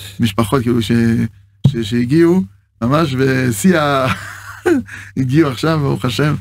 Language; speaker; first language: Hebrew; non-native, fluent; French